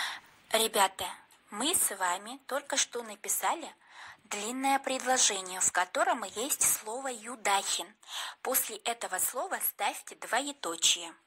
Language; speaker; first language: Russian; non-native, local second language; Kyrgyz